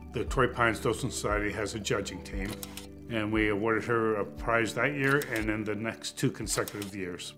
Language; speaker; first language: English; native; English